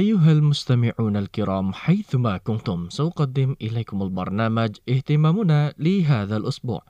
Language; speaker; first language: Arabic; non-native, fluent; Indonesian